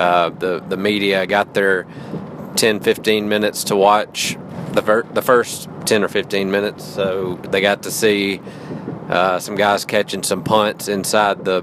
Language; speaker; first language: English; native; English